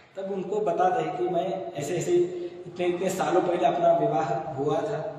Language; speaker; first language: Hindi; non-native, local second language; Marathi